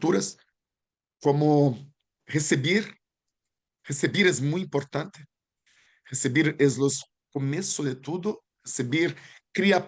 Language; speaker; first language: Spanish; non-native, learner; Portuguese